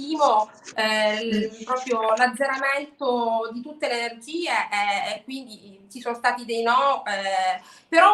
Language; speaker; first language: Italian; native; Italian